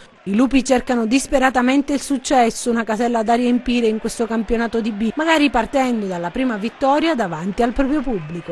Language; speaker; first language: Italian; native; Italian